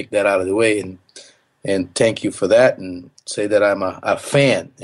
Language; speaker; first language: English; non-native, fluent; Portuguese